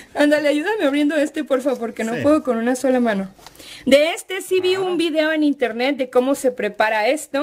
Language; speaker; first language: Spanish; native; Spanish